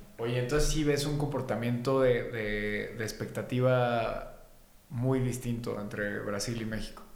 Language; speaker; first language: Spanish; native; Spanish